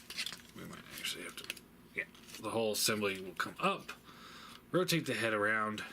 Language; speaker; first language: English; native; English